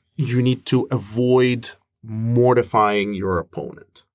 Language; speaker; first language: English; non-native, fluent; Russian